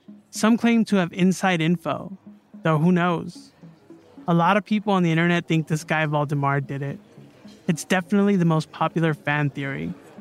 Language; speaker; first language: English; native; English